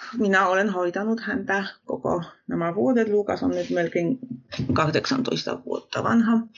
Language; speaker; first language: Finnish; non-native, fluent; Polish